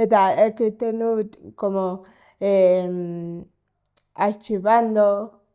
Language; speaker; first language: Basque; non-native, local second language; Spanish